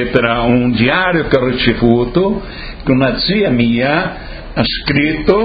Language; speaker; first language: Italian; early bilingual, heritage; Portuguese